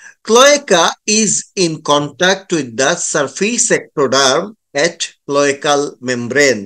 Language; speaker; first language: English; non-native, local second language; Bangla